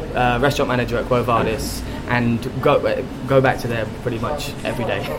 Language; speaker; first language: English; native; English